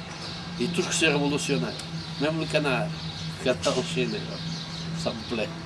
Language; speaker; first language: French; non-native, fluent; Portuguese